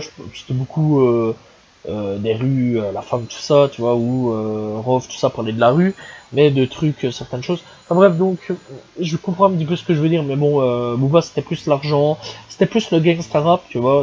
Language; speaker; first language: French; native; French